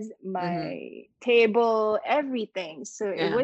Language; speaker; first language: English; non-native, local second language; Filipino